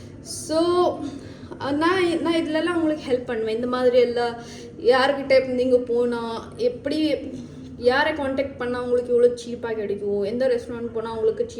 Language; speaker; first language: Tamil; early bilingual, heritage; Tamil